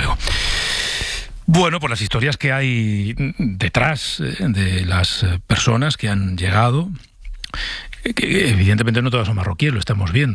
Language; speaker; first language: Spanish; native; Spanish